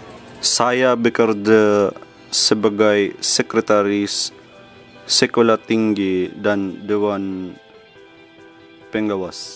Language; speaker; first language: Indonesian; non-native, learner; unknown